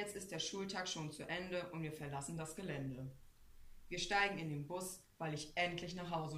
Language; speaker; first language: German; native; German